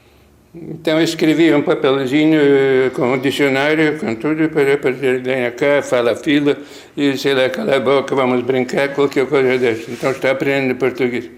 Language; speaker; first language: Portuguese; non-native, fluent; Lithuanian